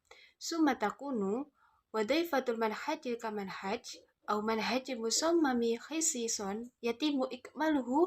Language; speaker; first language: Arabic; non-native, learner; Indonesian